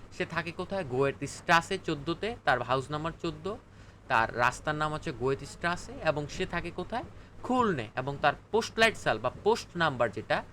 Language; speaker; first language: Bangla; native; Bangla